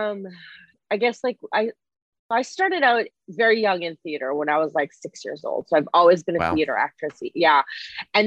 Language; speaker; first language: English; non-native, fluent; Chinese